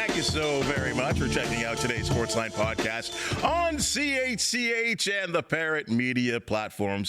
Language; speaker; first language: English; native; English